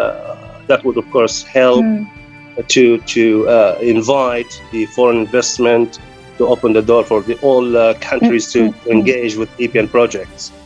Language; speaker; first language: English; non-native, fluent; Arabic